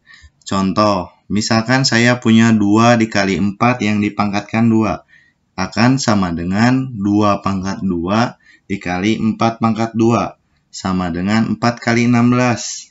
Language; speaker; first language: Indonesian; native; Indonesian